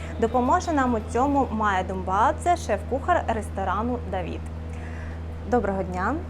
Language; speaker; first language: Ukrainian; native; Ukrainian